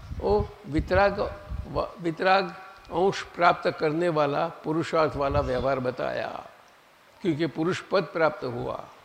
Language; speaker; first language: Hindi; non-native, local second language; Gujarati